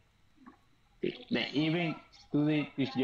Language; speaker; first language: English; non-native, learner; Spanish